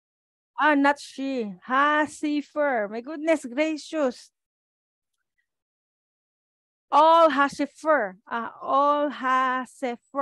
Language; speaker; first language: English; non-native, local second language; Filipino